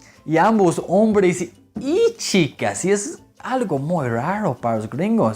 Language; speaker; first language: Spanish; non-native, fluent; English